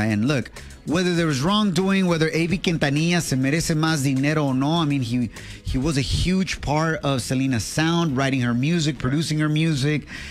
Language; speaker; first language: English; early bilingual, other home language; Spanish